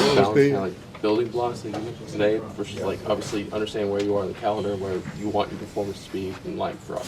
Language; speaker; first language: English; native; English